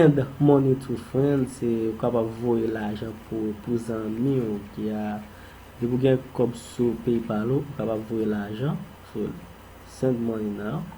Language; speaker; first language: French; non-native, local second language; Haitian Creole